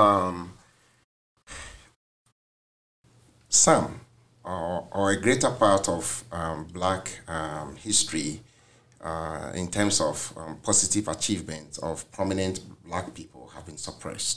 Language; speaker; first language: English; non-native, local second language; Akan